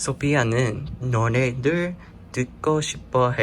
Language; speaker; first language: Korean; non-native, learner; English